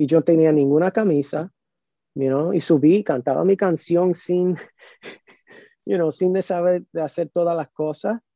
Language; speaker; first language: Spanish; early bilingual, heritage; Spanish